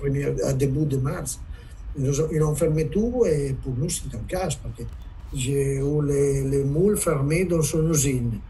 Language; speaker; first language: French; non-native, learner; Italian